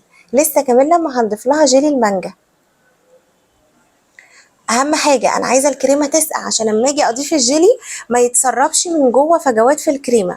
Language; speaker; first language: Arabic; native; Arabic